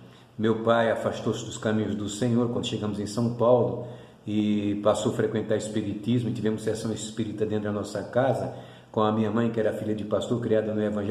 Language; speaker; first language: Portuguese; native; Portuguese